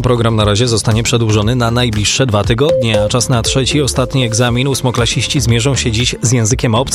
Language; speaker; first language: Polish; native; Polish